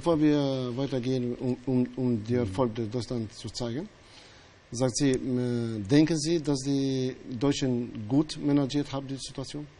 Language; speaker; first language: German; non-native, fluent; Albanian